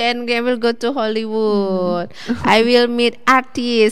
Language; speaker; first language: English; non-native, fluent; Indonesian